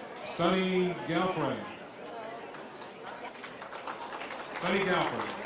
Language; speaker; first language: English; native; English